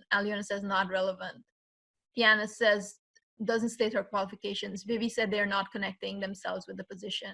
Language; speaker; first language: English; native; English